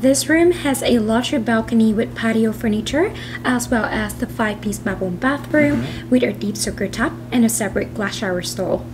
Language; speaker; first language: English; non-native, fluent; Vietnamese